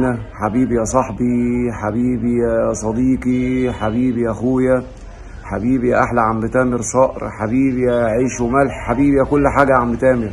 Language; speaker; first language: Arabic; native; Arabic